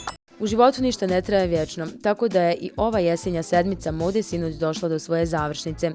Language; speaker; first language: Bosnian; native; Bosnian